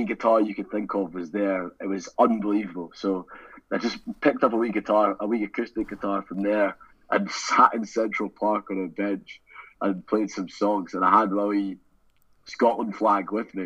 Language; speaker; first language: English; native; English